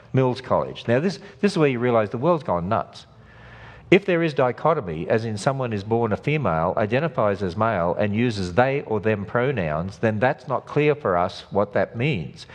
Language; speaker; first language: English; native; English